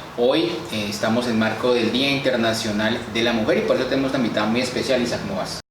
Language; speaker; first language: Spanish; native; Spanish